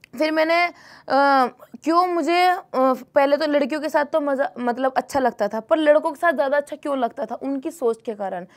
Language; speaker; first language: Hindi; native; Hindi